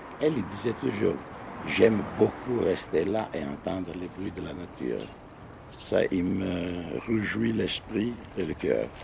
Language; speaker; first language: French; non-native, local second language; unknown